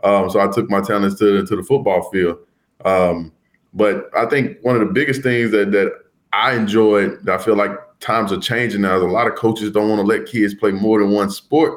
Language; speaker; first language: English; native; English